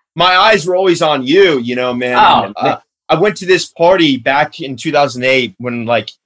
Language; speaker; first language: English; native; English